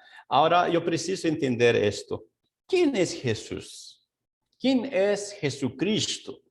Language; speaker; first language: Portuguese; non-native, fluent; Spanish